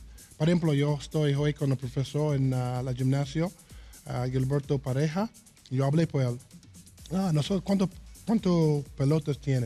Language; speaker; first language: Spanish; non-native, learner; English